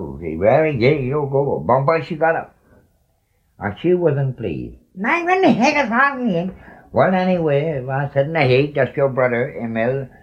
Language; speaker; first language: English; non-native, local second language; French